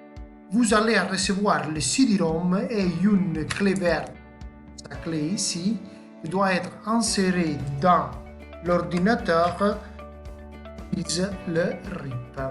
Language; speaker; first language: French; non-native, fluent; Italian